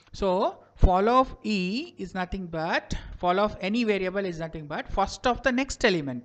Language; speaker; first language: English; non-native, local second language; Kannada